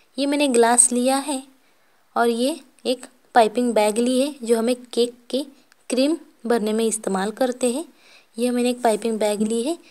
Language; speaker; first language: Hindi; non-native, local second language; Marathi